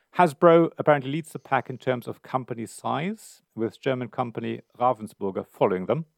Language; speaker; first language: English; non-native, fluent; German